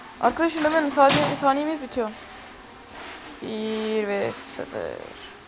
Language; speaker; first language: Turkish; native; Turkish